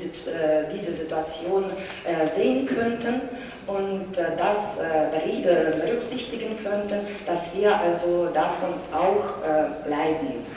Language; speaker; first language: German; non-native, fluent; Russian